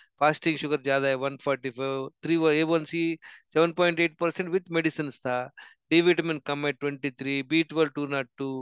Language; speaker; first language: Hindi; non-native, local second language; Telugu